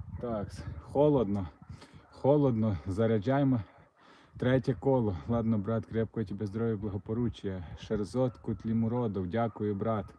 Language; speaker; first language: Ukrainian; non-native, local second language; Russian